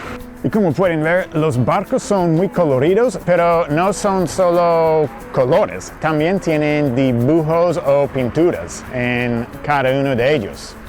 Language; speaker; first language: Spanish; non-native, fluent; English